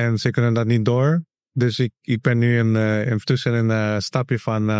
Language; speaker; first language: Dutch; non-native, learner; Spanish